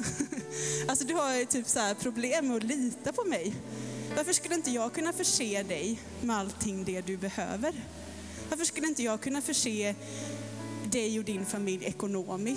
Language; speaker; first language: Swedish; native; Swedish